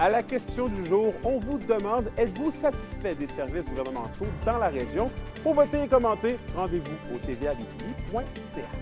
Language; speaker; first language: French; native; French